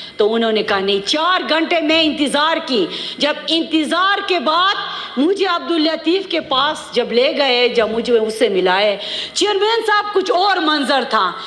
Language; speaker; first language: Urdu; non-native, local second language; Khowar